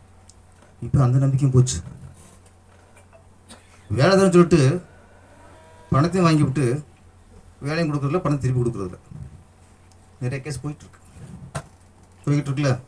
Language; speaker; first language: Tamil; native; Tamil